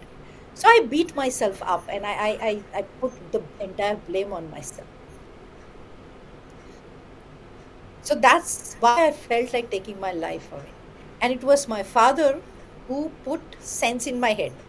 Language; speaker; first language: English; non-native, local second language; Bangla